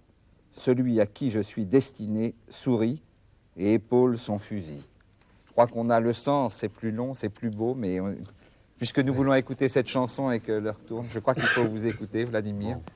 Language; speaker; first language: French; native; French